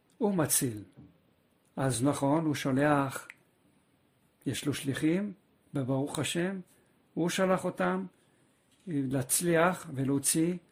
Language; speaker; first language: Hebrew; non-native, fluent; French